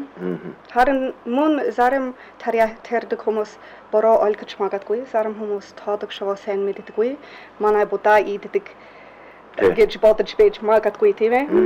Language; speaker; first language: Mongolian; non-native, fluent; English